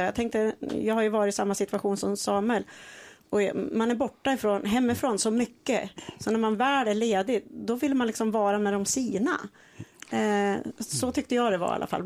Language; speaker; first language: Swedish; native; Swedish